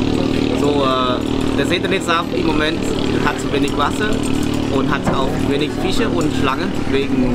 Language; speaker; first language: German; non-native, learner; Khmer